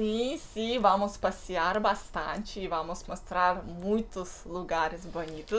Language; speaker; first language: Portuguese; non-native, learner; Russian